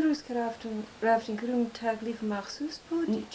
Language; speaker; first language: Persian; non-native, fluent; English